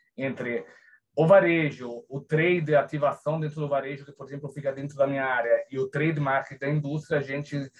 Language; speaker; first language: Portuguese; non-native, fluent; Italian